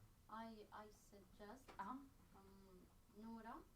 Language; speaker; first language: English; non-native, learner; Arabic